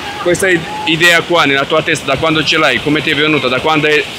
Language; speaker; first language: Italian; native; Italian